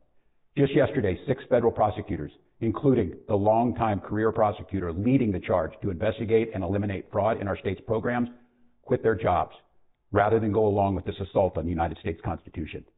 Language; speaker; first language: English; native; English